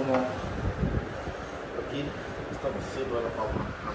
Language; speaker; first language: Spanish; non-native, learner; Malayalam